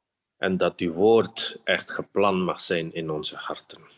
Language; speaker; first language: Dutch; non-native, fluent; Indonesian